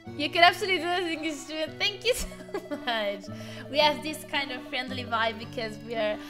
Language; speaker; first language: English; non-native, learner; Italian